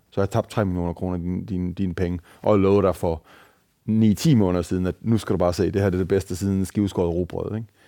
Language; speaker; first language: Danish; native; Danish